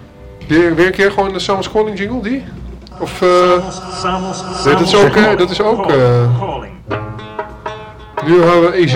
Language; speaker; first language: Dutch; native; Dutch